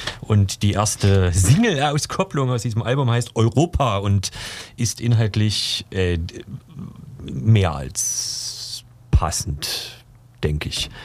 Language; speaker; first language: German; native; German